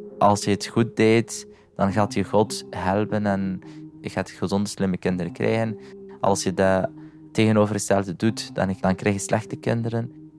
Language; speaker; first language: Dutch; non-native, fluent; Arabic